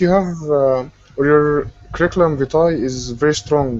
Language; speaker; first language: English; non-native, fluent; Arabic